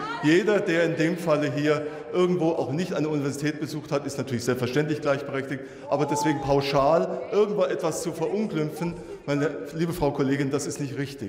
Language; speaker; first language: German; native; German